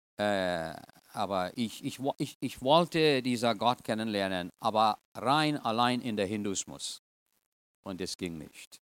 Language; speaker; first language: German; non-native, fluent; English